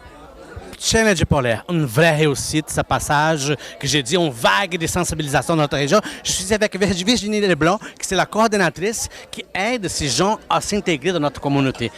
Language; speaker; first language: French; non-native, fluent; Portuguese